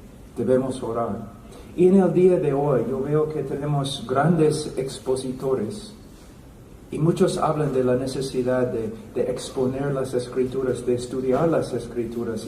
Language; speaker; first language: Spanish; non-native, fluent; English